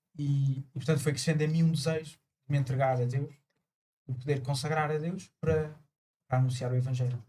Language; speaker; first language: Portuguese; early bilingual, other home language; Spanish